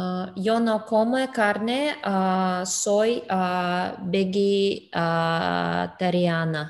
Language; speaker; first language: Spanish; non-native, learner; English